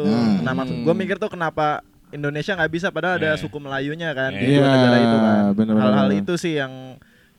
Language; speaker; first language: Indonesian; native; Indonesian